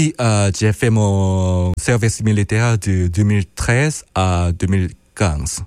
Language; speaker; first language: French; non-native, fluent; Korean